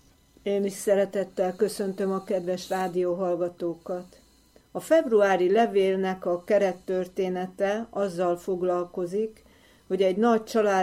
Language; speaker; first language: Hungarian; native; Hungarian